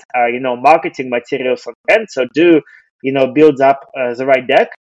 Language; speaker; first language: English; non-native, fluent; Russian